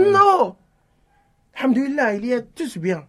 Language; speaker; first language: French; non-native, learner; Arabic